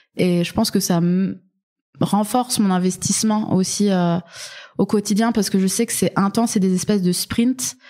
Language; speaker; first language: French; native; French